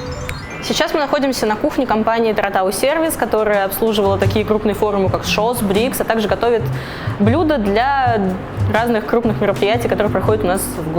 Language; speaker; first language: Russian; native; Russian